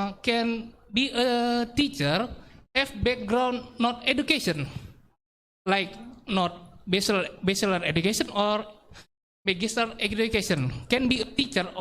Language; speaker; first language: English; non-native, learner; Indonesian